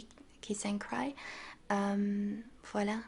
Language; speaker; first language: French; non-native, local second language; Dutch